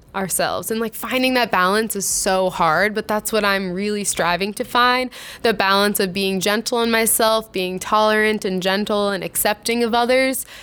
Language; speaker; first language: English; native; English